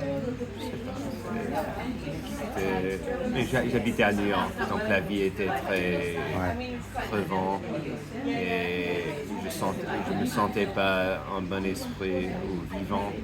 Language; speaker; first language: French; non-native, fluent; English